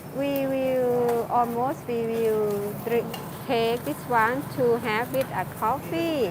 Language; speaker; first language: English; non-native, learner; Thai